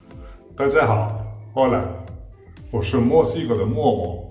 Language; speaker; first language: Chinese; non-native, fluent; Spanish